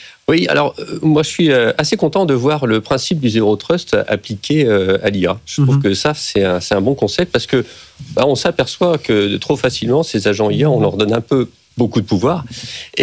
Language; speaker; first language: French; native; French